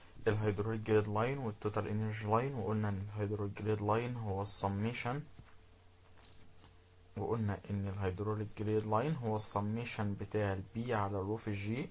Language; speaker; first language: Arabic; native; Arabic